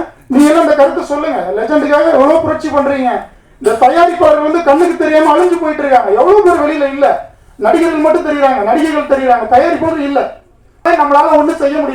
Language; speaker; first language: Tamil; native; Tamil